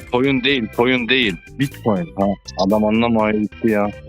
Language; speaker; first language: Turkish; early bilingual, heritage; Turkish